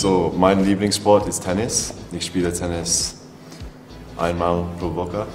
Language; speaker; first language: German; non-native, learner; English